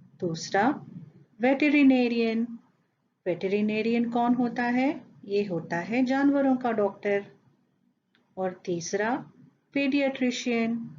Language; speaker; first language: Urdu; native; Urdu